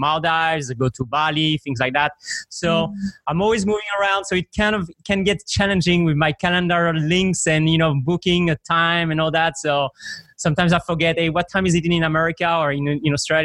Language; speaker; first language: English; non-native, fluent; French